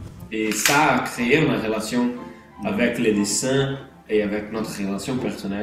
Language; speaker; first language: French; non-native, learner; Portuguese